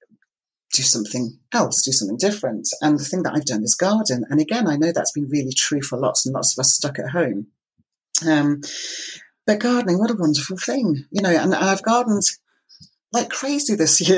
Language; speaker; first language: English; native; English